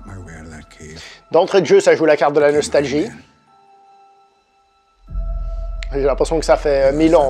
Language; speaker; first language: French; native; French